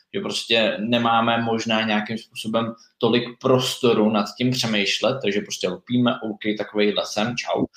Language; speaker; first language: Czech; native; Czech